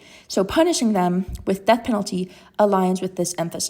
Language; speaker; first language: English; non-native, fluent; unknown